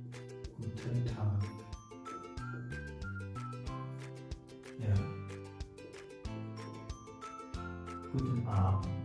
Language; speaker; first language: German; non-native, fluent; Indonesian